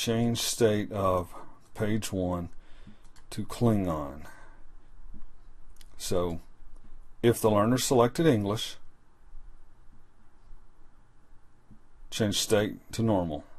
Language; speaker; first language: English; native; English